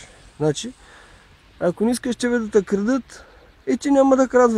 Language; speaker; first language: Bulgarian; native; Bulgarian